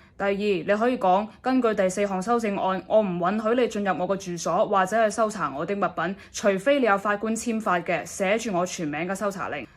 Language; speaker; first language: Cantonese; early bilingual, heritage; Cantonese